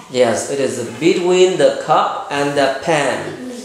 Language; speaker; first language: English; non-native, fluent; Vietnamese